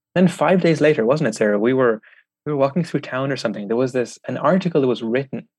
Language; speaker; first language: English; native; English